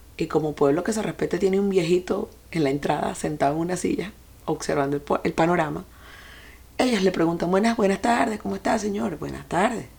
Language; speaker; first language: Spanish; native; Spanish